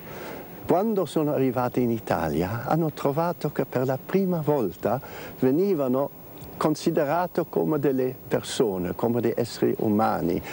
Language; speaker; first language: Italian; non-native, fluent; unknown